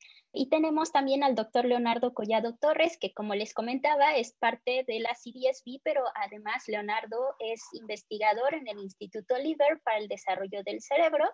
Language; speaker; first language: Spanish; native; Spanish